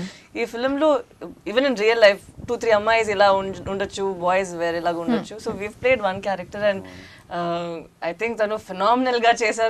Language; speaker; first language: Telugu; non-native, learner; Tamil